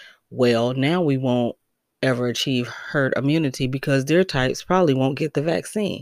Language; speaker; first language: English; native; English